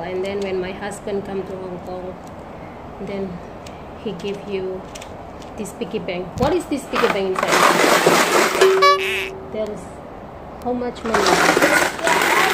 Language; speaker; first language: English; non-native, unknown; Indonesian